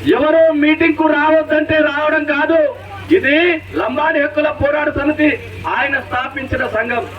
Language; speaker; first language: Telugu; non-native, local second language; Lambadi